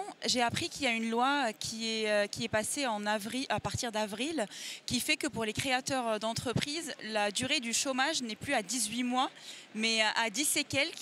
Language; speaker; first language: French; native; French